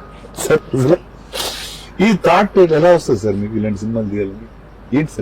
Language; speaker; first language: Telugu; native; Telugu